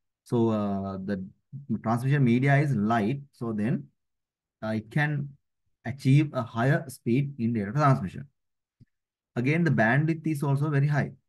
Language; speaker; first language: English; non-native, local second language; Sinhala